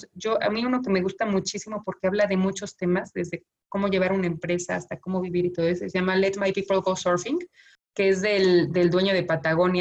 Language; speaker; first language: Spanish; native; Spanish